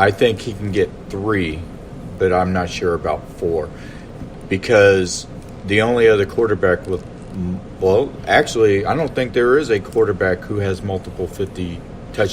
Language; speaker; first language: English; native; English